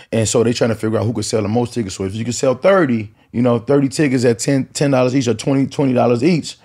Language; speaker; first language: English; native; English